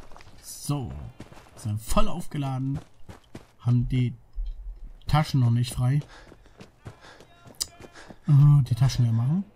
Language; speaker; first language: German; native; German